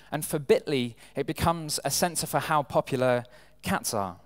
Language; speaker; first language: English; native; English